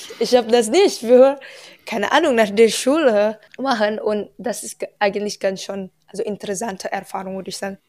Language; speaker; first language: German; non-native, learner; Indonesian